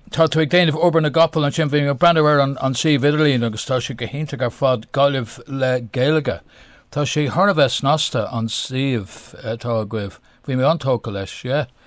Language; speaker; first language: Irish; non-native, local second language; English